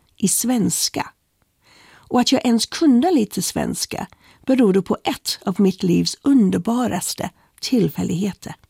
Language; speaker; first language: Swedish; non-native, fluent; English